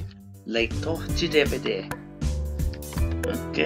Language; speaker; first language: Portuguese; non-native, learner; English